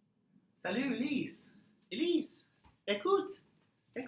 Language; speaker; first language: French; non-native, learner; English